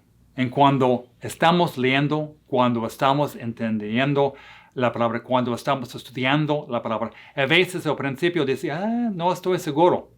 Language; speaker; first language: Spanish; non-native, fluent; English